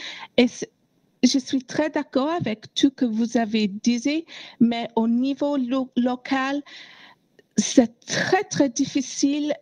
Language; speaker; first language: French; non-native, learner; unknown